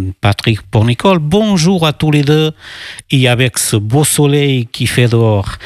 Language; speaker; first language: French; early bilingual, other home language; Portuguese